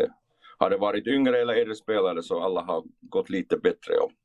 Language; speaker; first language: Swedish; non-native, fluent; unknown